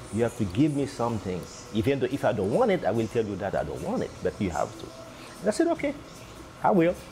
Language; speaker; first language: English; non-native, fluent; Haitian Creole